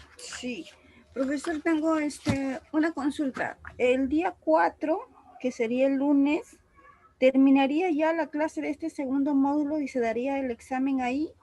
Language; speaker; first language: Spanish; native; Spanish